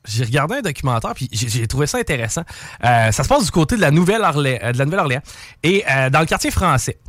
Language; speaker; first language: French; native; French